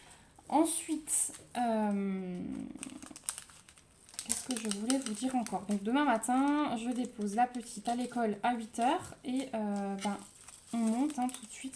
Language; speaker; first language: French; native; French